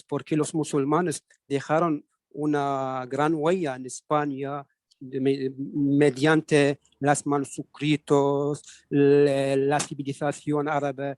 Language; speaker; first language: Spanish; non-native, learner; Arabic